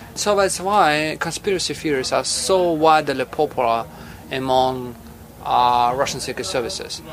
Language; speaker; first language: English; non-native, fluent; Russian